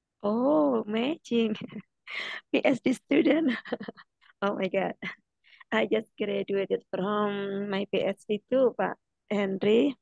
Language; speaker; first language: English; non-native, fluent; Indonesian